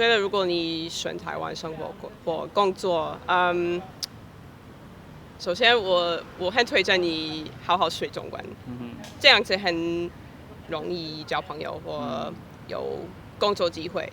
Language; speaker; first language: Chinese; non-native, fluent; English